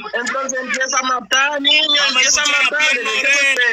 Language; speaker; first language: Spanish; non-native, fluent; Haitian Creole